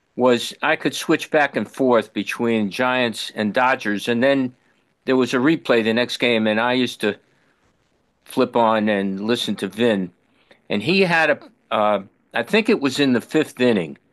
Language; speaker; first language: English; native; English